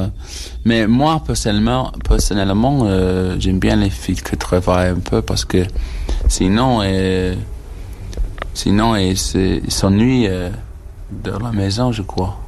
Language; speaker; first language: French; non-native, learner; English